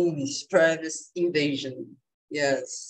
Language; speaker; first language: English; non-native, learner; Portuguese